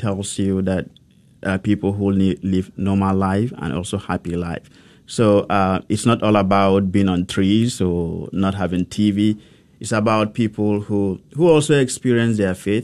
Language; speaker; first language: English; non-native, local second language; Hausa